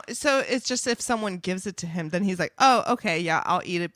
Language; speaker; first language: English; native; English